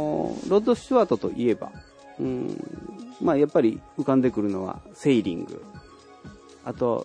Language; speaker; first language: Japanese; native; Japanese